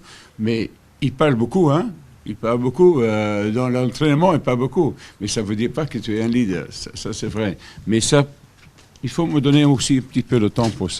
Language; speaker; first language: French; non-native, fluent; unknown